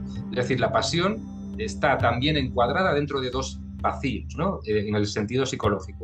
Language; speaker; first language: Spanish; native; Spanish